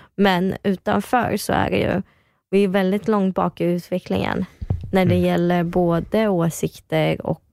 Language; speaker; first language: Swedish; early bilingual, other home language; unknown